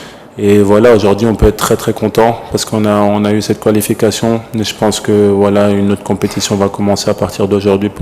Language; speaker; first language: French; native; French